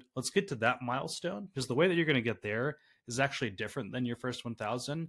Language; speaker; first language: English; native; English